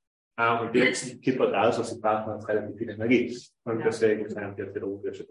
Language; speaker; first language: German; native; German